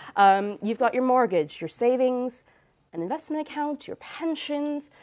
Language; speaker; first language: English; native; English